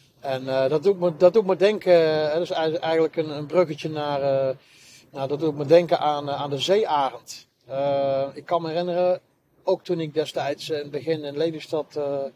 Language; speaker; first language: Dutch; native; Dutch